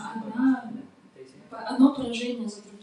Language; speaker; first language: Russian; native; Russian